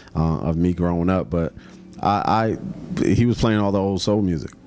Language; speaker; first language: English; native; English